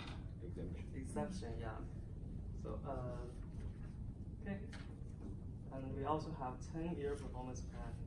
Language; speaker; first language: English; non-native, learner; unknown